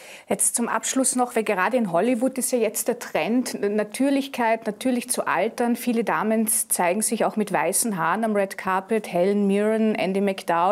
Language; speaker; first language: German; native; German